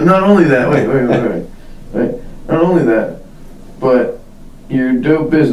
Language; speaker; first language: English; native; English